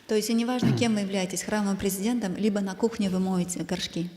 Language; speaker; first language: Russian; native; Russian